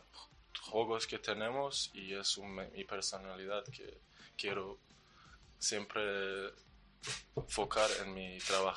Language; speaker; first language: Spanish; non-native, learner; Persian